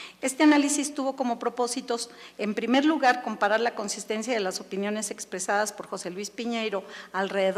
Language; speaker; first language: Spanish; native; Spanish